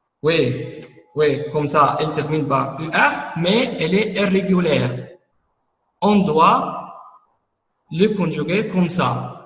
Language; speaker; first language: French; non-native, fluent; Arabic